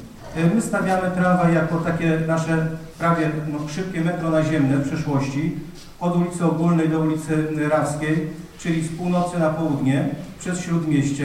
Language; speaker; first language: Polish; native; Polish